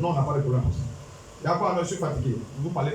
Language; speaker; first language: French; non-native, local second language; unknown